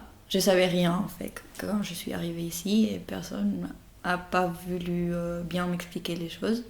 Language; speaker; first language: French; non-native, fluent; Spanish